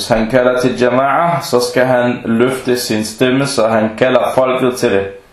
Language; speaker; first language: Danish; early bilingual, other home language; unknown